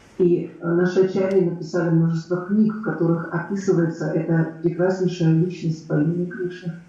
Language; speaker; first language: Russian; native; Russian